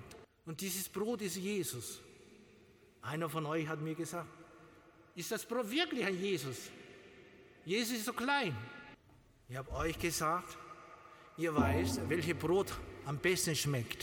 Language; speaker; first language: German; non-native, learner; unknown